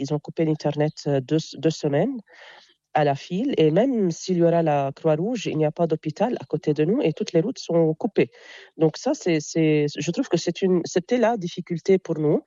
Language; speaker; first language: French; non-native, local second language; Arabic